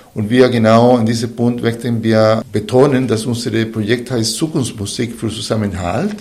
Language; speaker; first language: German; non-native, fluent; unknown